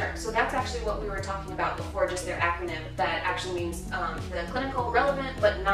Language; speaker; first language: English; native; English